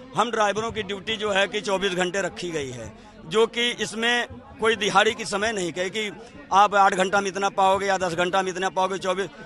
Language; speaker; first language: Hindi; native; Hindi